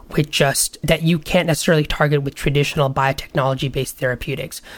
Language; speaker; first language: English; non-native, local second language; Bangla